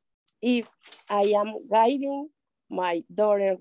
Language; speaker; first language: English; non-native, learner; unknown